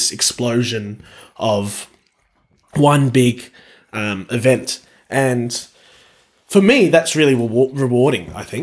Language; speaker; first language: English; native; English